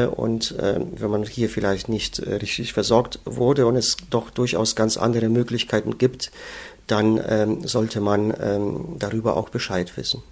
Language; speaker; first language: German; native; German